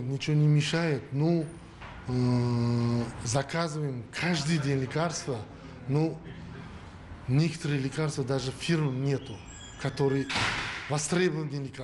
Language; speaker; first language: Russian; non-native, local second language; Uzbek